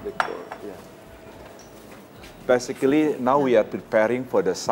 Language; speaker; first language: English; non-native, fluent; Indonesian